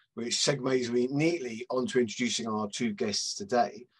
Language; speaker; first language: English; native; English